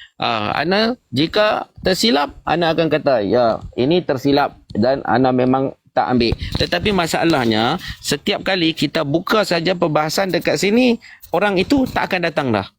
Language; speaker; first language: Malay; native; Malay